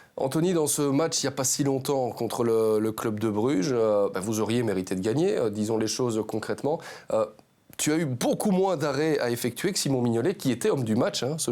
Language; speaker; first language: French; native; French